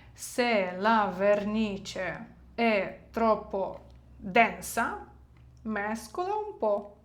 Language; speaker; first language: Italian; non-native, fluent; Ukrainian